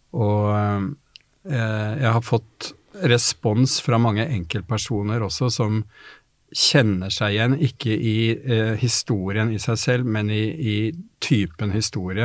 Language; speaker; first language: Norwegian; native; Norwegian